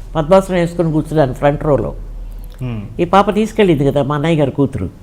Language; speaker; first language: Telugu; native; Telugu